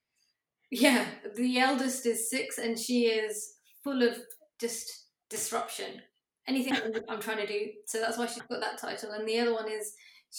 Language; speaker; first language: English; native; English